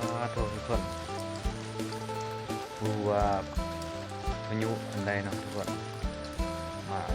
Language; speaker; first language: Thai; non-native, local second language; Northeastern Thai